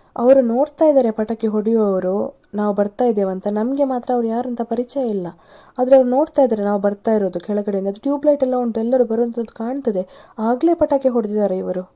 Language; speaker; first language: Kannada; non-native, local second language; Tulu